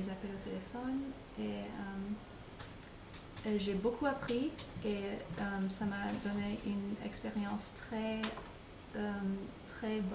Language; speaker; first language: French; non-native, fluent; English